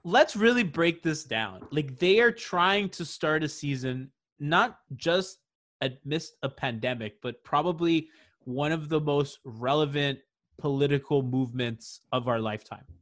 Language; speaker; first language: English; native; English